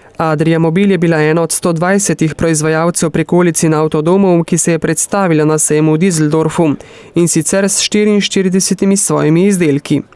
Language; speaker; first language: Slovenian; native; Slovenian